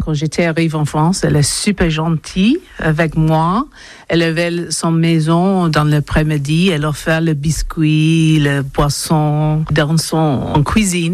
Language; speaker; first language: French; non-native, learner; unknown